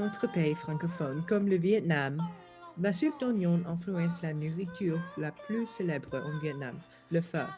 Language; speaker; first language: French; non-native, learner; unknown